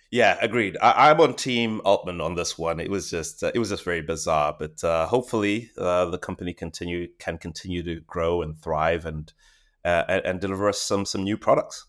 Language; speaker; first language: English; non-native, local second language; Shona